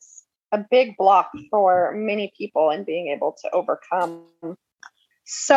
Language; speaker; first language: English; native; English